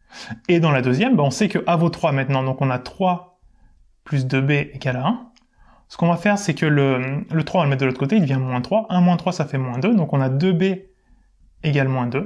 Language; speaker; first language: French; native; French